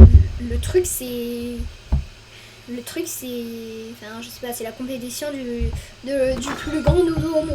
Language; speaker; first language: French; native; French